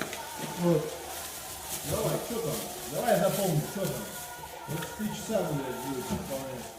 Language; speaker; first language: Russian; native; Russian